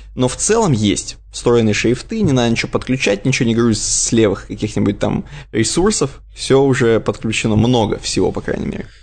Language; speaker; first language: Russian; native; Russian